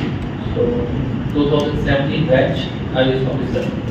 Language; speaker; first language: Telugu; non-native, learner; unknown